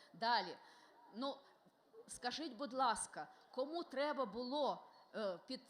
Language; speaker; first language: Ukrainian; non-native, local second language; Russian